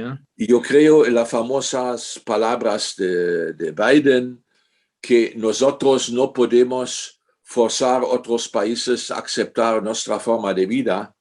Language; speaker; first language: Spanish; non-native, fluent; German